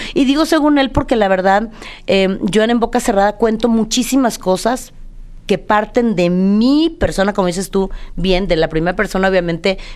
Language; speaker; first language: Spanish; native; Spanish